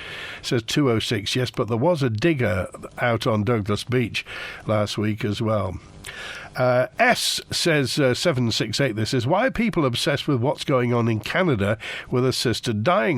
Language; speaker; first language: English; native; English